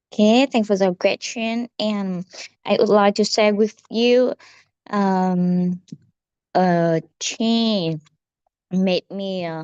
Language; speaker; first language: English; non-native, learner; Vietnamese